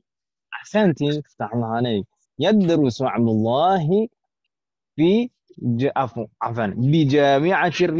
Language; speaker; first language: Arabic; non-native, fluent; Indonesian